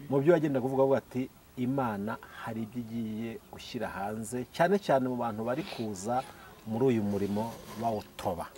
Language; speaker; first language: Kinyarwanda; native; Kinyarwanda